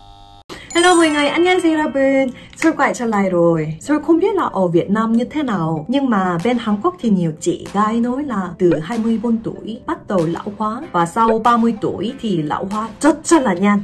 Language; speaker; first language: Vietnamese; non-native, fluent; Korean